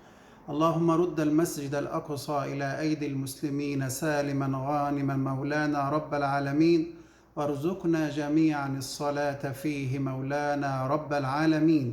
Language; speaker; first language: Arabic; native; Arabic